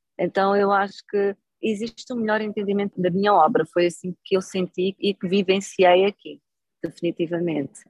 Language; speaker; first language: Portuguese; native; Portuguese